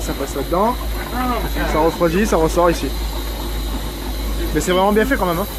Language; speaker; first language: French; native; French